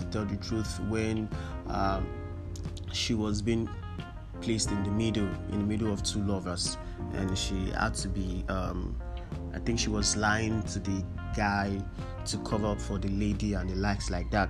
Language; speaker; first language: English; non-native, local second language; Yoruba